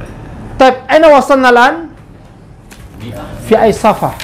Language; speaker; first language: Arabic; non-native, fluent; Indonesian